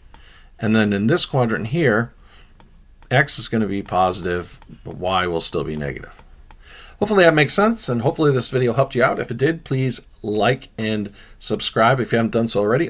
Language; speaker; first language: English; native; English